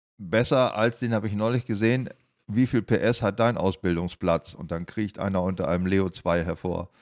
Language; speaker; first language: German; native; German